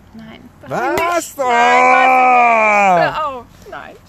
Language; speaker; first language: German; early bilingual, other home language; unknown